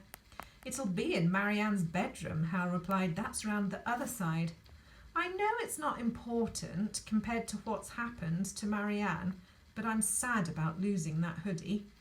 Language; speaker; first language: English; native; English